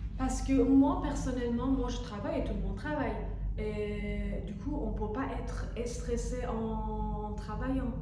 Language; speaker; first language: French; non-native, fluent; Persian